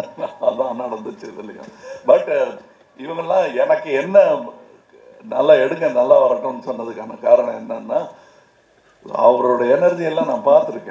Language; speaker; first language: Tamil; native; Tamil